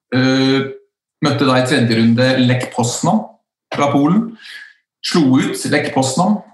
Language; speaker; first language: Norwegian; early bilingual, other home language; Icelandic